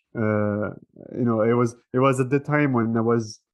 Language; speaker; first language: English; non-native, fluent; French